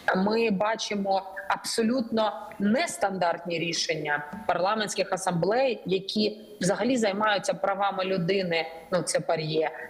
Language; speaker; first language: Ukrainian; native; Ukrainian